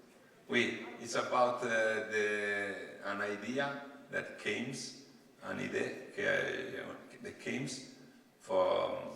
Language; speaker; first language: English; non-native, learner; Italian